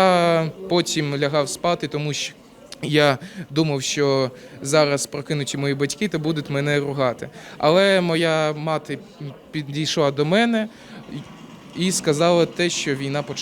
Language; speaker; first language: Ukrainian; non-native, local second language; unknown